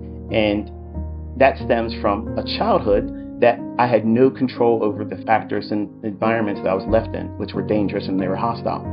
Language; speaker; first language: English; native; English